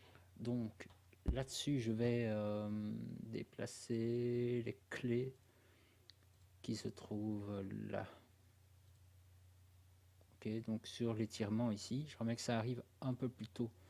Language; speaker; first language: French; native; French